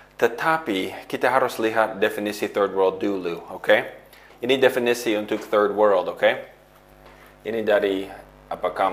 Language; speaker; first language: Indonesian; non-native, fluent; English